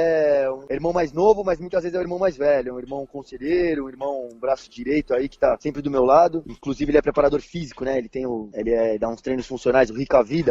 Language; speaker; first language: Portuguese; native; Portuguese